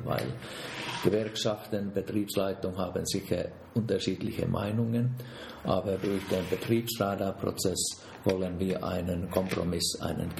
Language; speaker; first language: German; non-native, fluent; Finnish